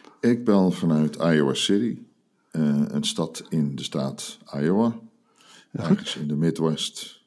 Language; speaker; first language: Dutch; native; Dutch